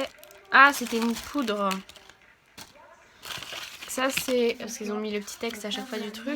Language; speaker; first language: French; native; French